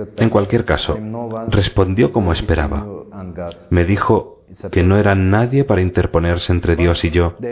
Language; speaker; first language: Spanish; non-native, fluent; Turkish